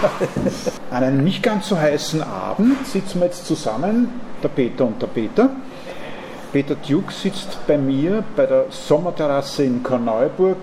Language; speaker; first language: German; native; German